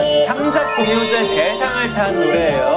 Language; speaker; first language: Korean; native; Korean